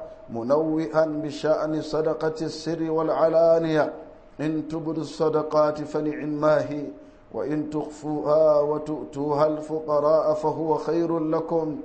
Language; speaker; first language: Arabic; non-native, fluent; Hausa